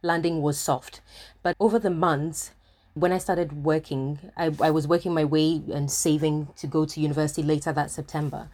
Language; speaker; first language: English; non-native, local second language; Akan